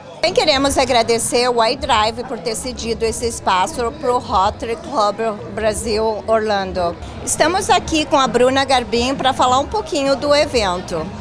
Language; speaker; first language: Portuguese; native; Portuguese